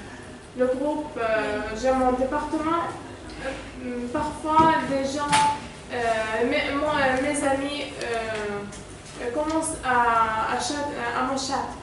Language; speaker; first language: French; non-native, learner; Arabic